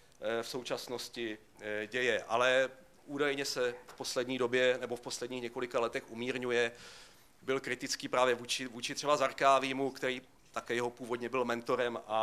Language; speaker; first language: Czech; native; Czech